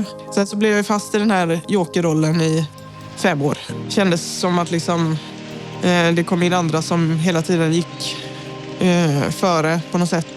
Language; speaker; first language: Swedish; native; Swedish